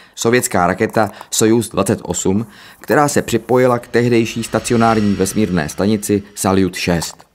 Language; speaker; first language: Czech; native; Czech